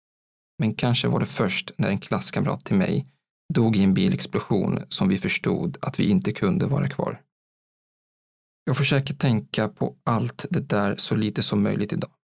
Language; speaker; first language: Swedish; non-native, fluent; Arabic